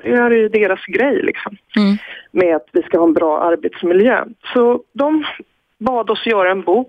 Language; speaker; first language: Swedish; native; Swedish